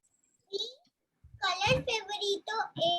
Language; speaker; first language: Spanish; non-native, learner; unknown